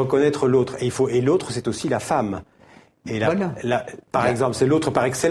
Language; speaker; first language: French; native; French